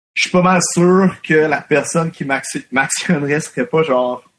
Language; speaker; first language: French; non-native, fluent; English